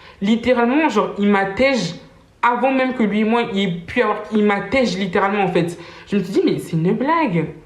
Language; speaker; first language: French; early bilingual, other home language; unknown